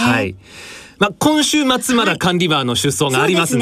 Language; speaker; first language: Japanese; native; Japanese